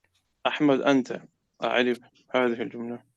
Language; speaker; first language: Arabic; non-native, fluent; Urdu